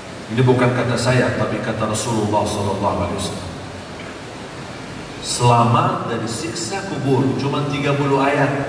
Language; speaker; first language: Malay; non-native, fluent; Arabic